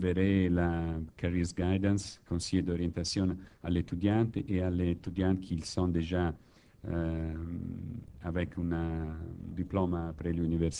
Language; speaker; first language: French; non-native, learner; Italian